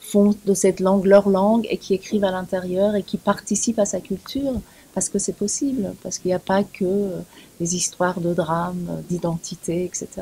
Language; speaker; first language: French; early bilingual, other home language; Persian